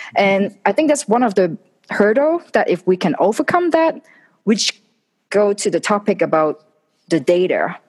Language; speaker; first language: English; non-native, local second language; Cantonese